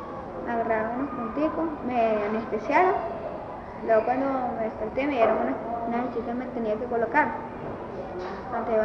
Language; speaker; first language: Spanish; native; Spanish